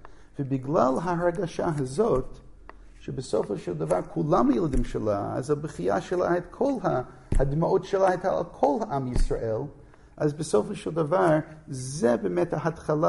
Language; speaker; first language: Hebrew; non-native, fluent; English